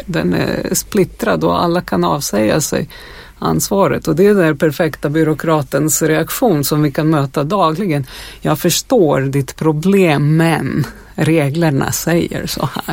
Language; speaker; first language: Swedish; non-native, fluent; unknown